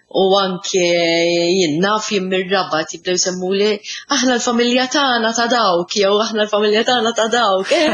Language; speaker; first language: Maltese; early bilingual, other home language; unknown